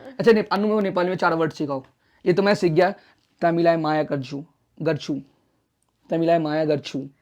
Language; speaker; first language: Hindi; native; Hindi